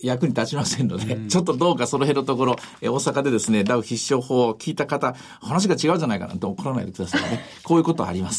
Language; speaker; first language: Japanese; native; Japanese